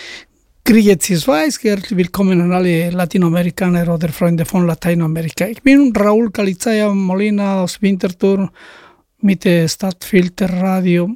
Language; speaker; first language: German; non-native, learner; Spanish